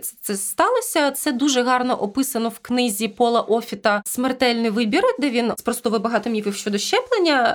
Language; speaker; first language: Ukrainian; native; Ukrainian